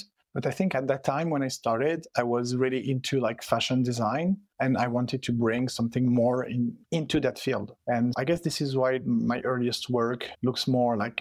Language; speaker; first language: English; non-native, fluent; French